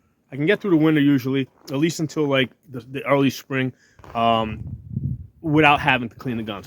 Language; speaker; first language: English; native; English